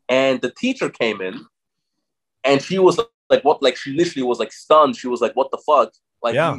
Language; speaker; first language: English; non-native, fluent; German